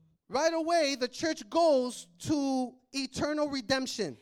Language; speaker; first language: English; native; English